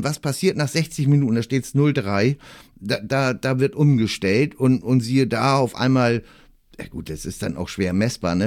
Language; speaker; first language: German; native; German